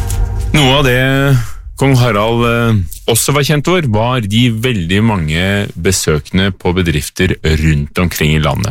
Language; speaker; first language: Norwegian; native; Norwegian